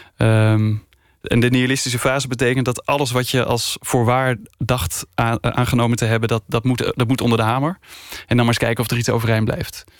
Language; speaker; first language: Dutch; native; Dutch